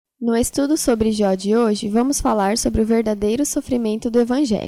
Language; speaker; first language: Portuguese; native; Portuguese